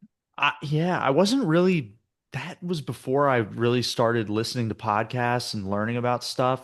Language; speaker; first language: English; native; English